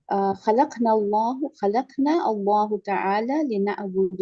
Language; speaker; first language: Arabic; non-native, learner; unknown